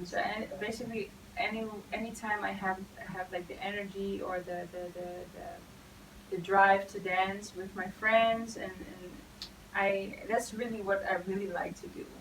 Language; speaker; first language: English; non-native, fluent; Dutch